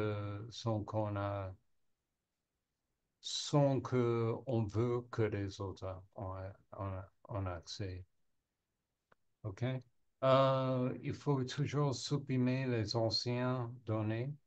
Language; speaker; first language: French; non-native, learner; English